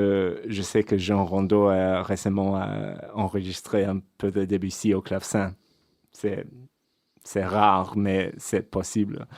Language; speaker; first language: French; non-native, fluent; English